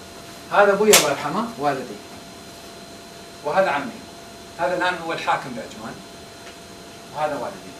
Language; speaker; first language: Arabic; native; Arabic